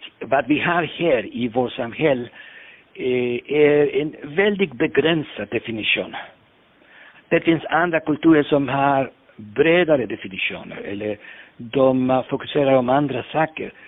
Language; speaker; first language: Swedish; non-native, fluent; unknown